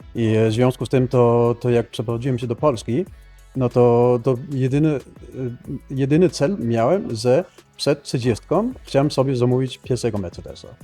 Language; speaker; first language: Polish; non-native, fluent; Danish